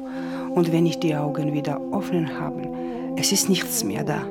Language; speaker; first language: German; non-native, learner; Georgian